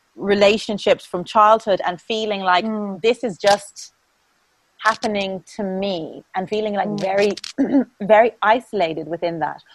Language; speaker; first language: English; native; English